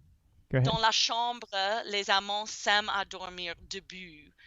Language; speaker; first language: French; non-native, fluent; English